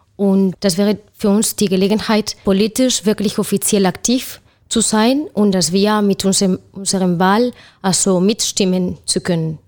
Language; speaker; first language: German; non-native, fluent; Spanish